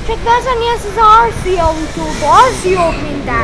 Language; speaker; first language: Hungarian; early bilingual, heritage; Hungarian